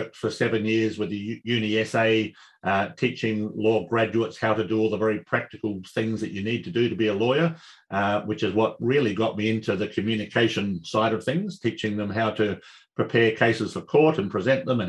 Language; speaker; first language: English; native; English